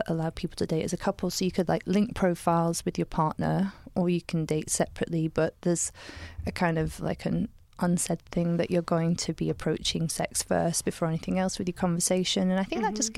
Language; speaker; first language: English; native; English